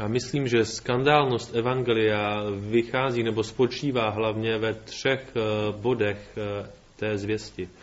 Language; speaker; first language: Czech; native; Czech